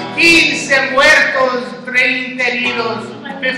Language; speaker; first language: English; native; English